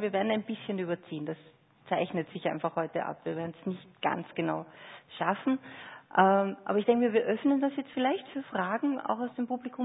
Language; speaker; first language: German; native; German